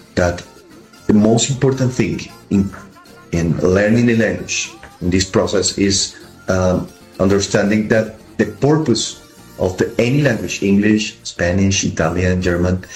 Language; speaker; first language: English; non-native, fluent; Spanish